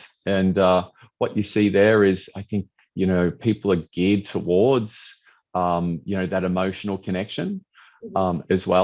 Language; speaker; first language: English; native; English